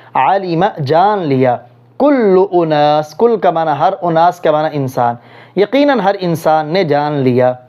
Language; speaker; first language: Urdu; non-native, local second language; Punjabi